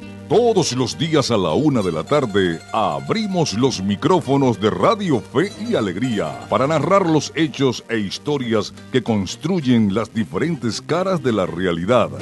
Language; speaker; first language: Spanish; native; Spanish